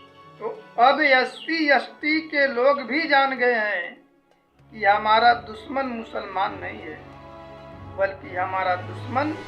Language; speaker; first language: Hindi; native; Hindi